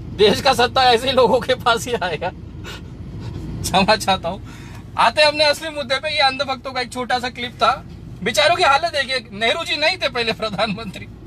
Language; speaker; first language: Hindi; native; Hindi